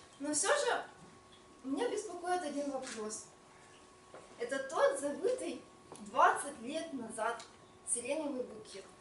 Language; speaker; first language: Russian; native; Russian